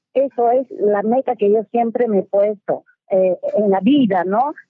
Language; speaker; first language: Spanish; native; Spanish